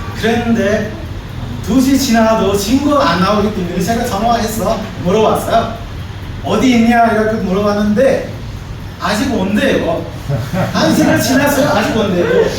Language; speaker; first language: Korean; non-native, fluent; Nepali